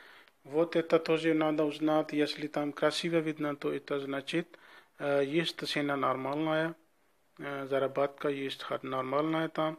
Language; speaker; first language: Russian; non-native, learner; Urdu